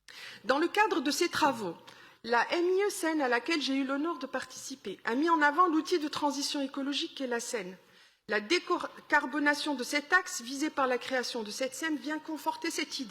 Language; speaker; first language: French; native; French